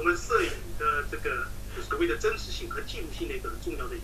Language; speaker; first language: Chinese; native; Chinese